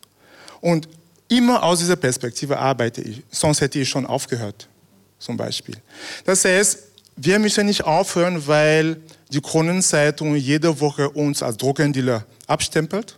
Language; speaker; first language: German; non-native, fluent; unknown